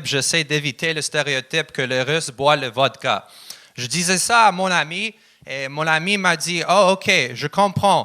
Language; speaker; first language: French; non-native, learner; Russian